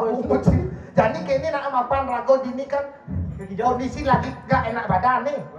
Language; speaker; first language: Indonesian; non-native, local second language; Balinese